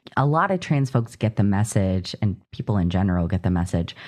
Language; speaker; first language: English; native; English